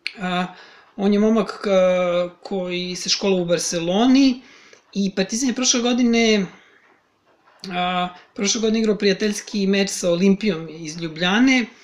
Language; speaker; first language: Serbian; native; Serbian